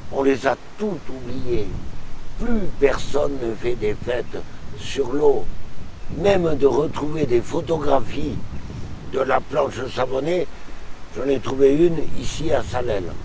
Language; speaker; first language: French; native; French